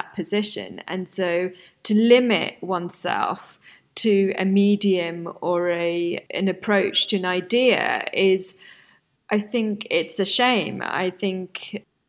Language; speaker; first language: English; non-native, local second language; Bangla